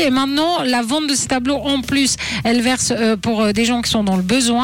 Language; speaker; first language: French; early bilingual, other home language; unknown